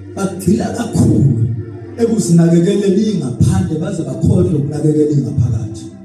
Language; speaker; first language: Zulu; native; Zulu